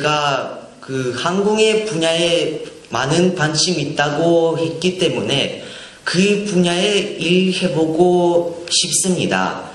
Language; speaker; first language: Korean; non-native, learner; Russian